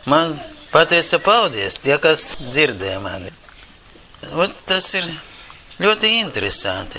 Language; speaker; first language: Latvian; non-native, local second language; Russian